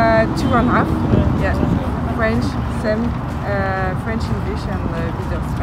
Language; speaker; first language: English; non-native, fluent; French